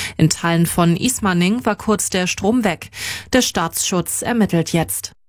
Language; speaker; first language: German; native; German